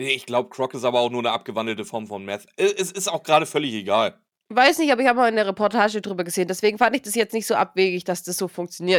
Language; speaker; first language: German; native; German